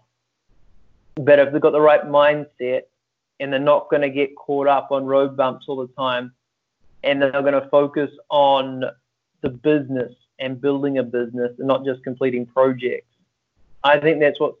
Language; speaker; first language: English; native; English